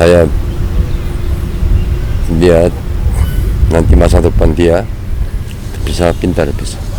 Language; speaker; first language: Indonesian; non-native, learner; Korean